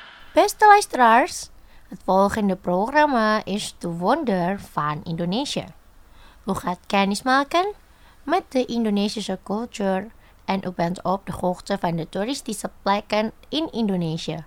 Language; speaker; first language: Dutch; non-native, fluent; Indonesian